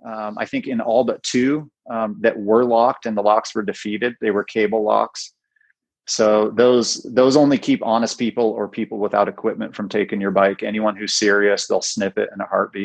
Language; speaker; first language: English; native; English